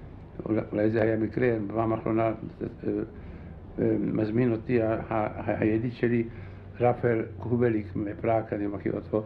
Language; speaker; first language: Hebrew; non-native, fluent; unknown